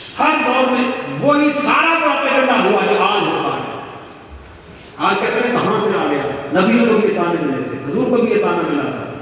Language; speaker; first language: Urdu; non-native, local second language; Punjabi